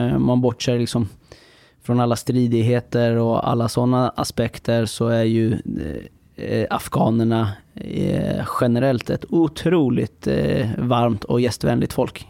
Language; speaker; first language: Swedish; early bilingual, other home language; Persian